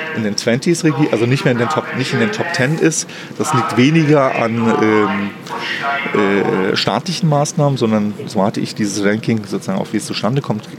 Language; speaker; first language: German; native; German